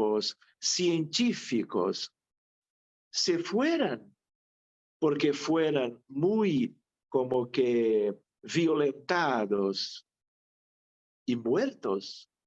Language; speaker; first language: Spanish; non-native, fluent; Portuguese